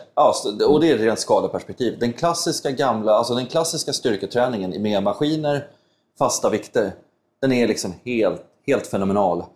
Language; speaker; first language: Swedish; native; Swedish